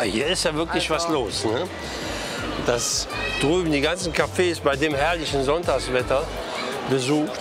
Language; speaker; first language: German; native; German